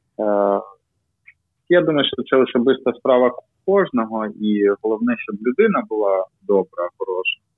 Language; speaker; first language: Ukrainian; non-native, local second language; Russian